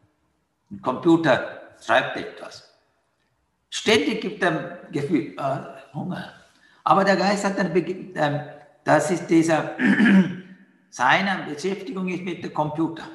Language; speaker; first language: German; non-native, learner; Sinhala